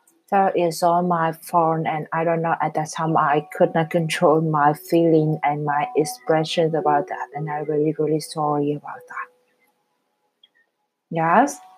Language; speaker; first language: English; non-native, learner; Vietnamese